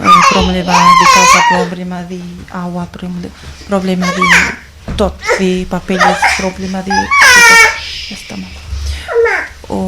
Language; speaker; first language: Catalan; non-native, learner; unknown